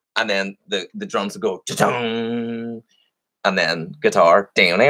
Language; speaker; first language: English; native; English